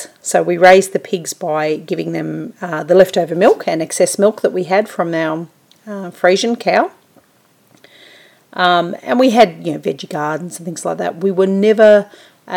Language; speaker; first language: English; native; English